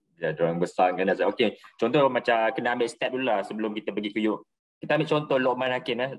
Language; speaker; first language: Malay; native; Malay